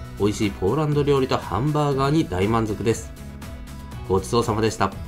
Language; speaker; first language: Japanese; native; Japanese